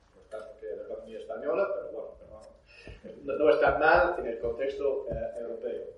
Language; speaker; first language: Spanish; non-native, fluent; English